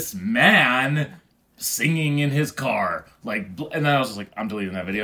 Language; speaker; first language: English; native; English